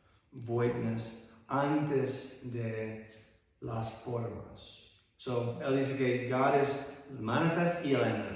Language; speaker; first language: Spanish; non-native, fluent; English